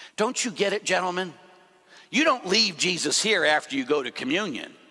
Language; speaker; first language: English; native; English